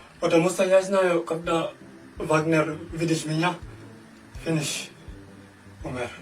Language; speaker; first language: Russian; non-native, learner; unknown